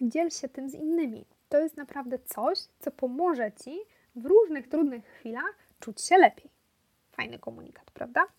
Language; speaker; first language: Polish; native; Polish